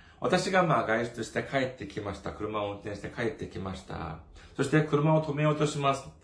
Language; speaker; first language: Japanese; non-native, fluent; Korean